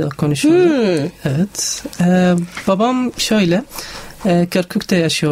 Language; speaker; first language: Turkish; non-native, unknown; Arabic